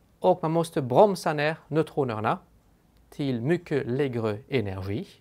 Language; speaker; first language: Swedish; non-native, fluent; French